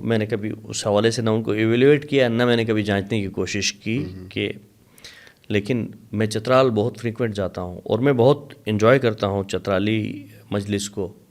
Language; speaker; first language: Urdu; non-native, local second language; Sicilian